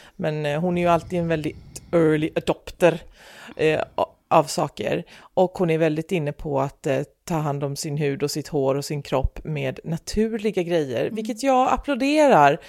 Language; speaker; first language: Swedish; native; Swedish